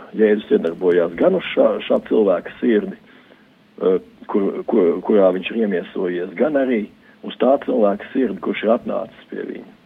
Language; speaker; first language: Latvian; native; Latvian